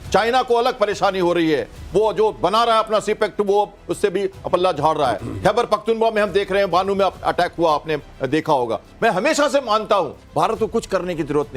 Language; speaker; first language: Hindi; native; Hindi